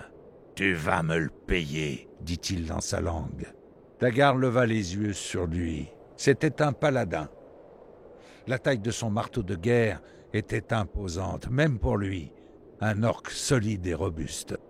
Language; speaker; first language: French; native; French